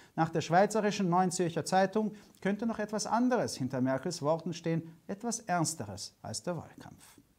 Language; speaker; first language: German; non-native, fluent; Hungarian